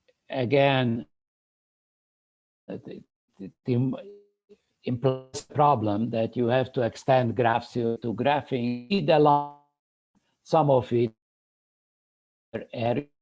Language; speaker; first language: English; non-native, fluent; Hungarian